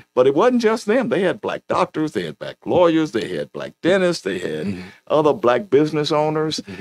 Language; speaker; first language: English; native; English